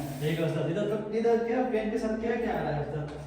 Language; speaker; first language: Hindi; non-native, local second language; Bangla